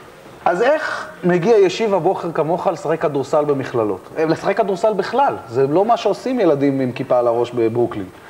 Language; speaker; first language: Hebrew; native; Hebrew